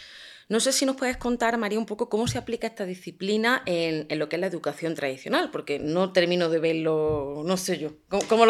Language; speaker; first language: Spanish; native; Spanish